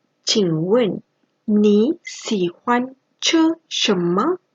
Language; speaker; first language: Chinese; non-native, local second language; Malay